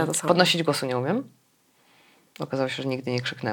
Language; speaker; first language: Polish; native; Polish